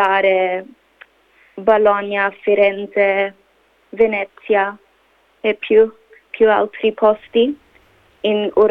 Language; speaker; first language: Italian; non-native, learner; English